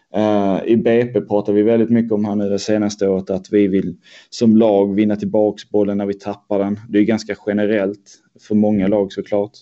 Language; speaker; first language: Swedish; native; Swedish